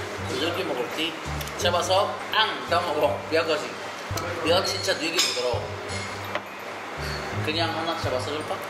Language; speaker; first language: Korean; non-native, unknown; Arabic